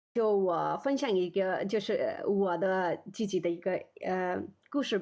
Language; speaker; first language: Chinese; non-native, fluent; Nepali